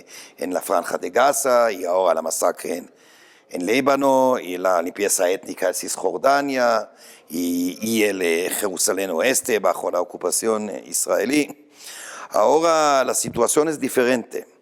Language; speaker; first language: Spanish; non-native, fluent; Hebrew